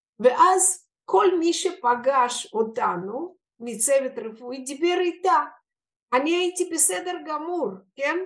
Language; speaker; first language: Hebrew; non-native, fluent; Russian